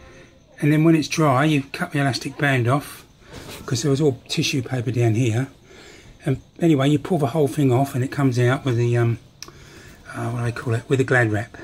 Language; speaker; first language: English; native; English